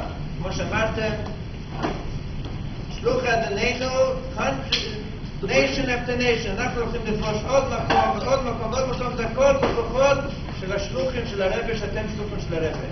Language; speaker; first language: Hebrew; non-native, fluent; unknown